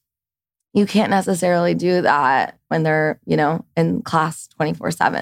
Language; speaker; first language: English; early bilingual, other home language; Persian